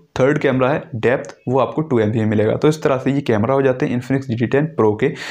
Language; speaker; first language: Hindi; native; Hindi